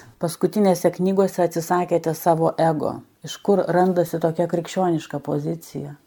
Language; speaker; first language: Lithuanian; native; Lithuanian